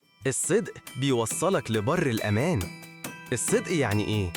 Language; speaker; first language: Arabic; native; Arabic